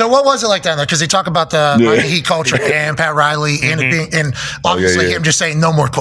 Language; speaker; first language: English; native; English